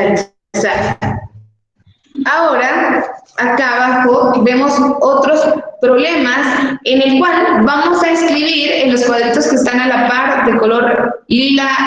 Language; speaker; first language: Spanish; native; Spanish